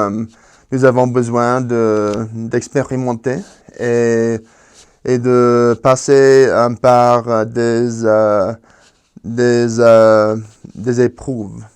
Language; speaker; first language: French; non-native, fluent; Spanish